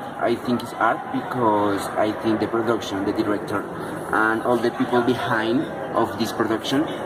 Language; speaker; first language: English; non-native, learner; Spanish